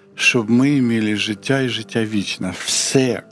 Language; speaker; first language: Ukrainian; non-native, local second language; Russian